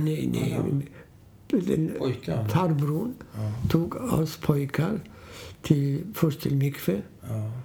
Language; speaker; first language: Swedish; non-native, fluent; Polish